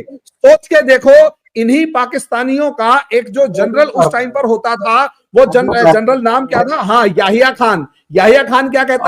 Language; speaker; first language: Hindi; native; Hindi